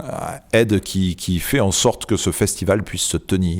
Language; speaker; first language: French; native; French